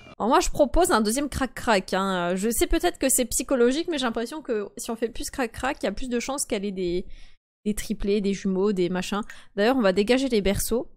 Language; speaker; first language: French; early bilingual, other home language; Polish